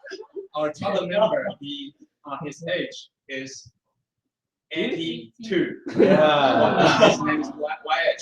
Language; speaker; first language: English; non-native, fluent; Chinese